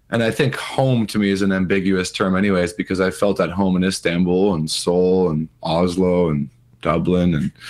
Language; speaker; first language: English; native; English